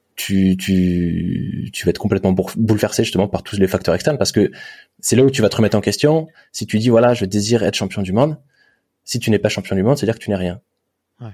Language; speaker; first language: French; native; French